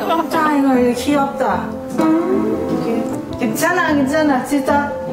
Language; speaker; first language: Korean; non-native, learner; Lao